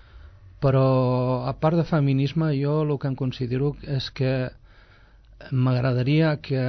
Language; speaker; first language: Catalan; non-native, local second language; Spanish